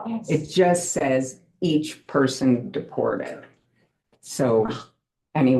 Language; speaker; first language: English; native; English